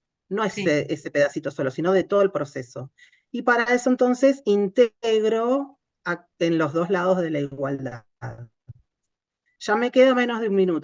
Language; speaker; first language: Spanish; native; Spanish